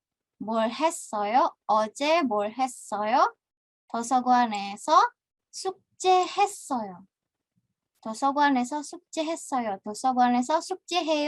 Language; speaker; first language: Korean; non-native, fluent; Indonesian